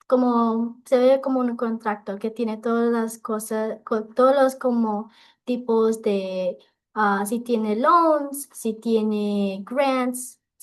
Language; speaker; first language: Spanish; non-native, local second language; English